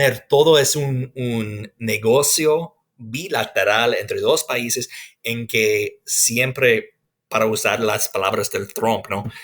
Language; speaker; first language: Spanish; non-native, fluent; English